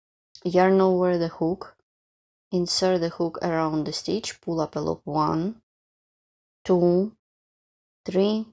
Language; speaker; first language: English; non-native, fluent; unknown